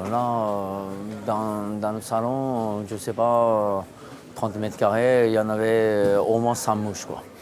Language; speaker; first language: French; non-native, fluent; Japanese